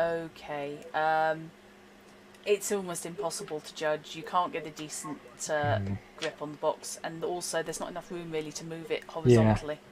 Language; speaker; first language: English; native; English